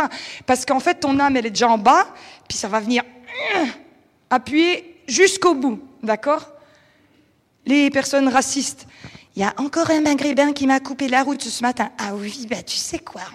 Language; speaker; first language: French; native; French